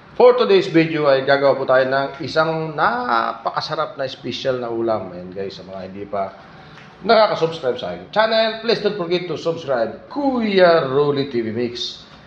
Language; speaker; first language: Filipino; non-native, local second language; Waray